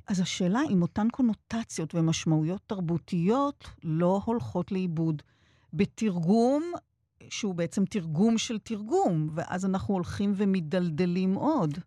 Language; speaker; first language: Hebrew; native; Hebrew